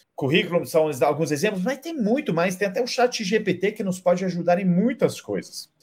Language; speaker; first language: Portuguese; non-native, fluent; Italian